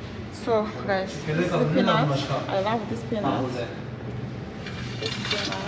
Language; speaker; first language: English; non-native, fluent; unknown